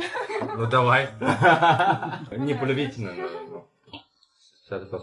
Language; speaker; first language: Russian; non-native, fluent; Chinese